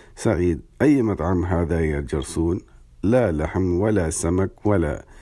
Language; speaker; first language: Arabic; non-native, learner; English